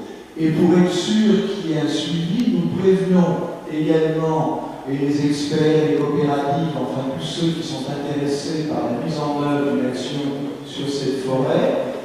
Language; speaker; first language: French; native; French